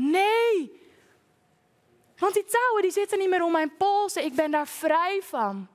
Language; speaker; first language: Dutch; native; Dutch